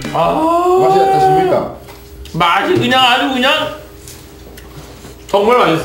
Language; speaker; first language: Korean; native; Korean